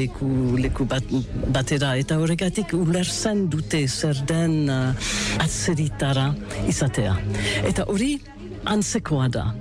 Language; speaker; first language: Basque; non-native, learner; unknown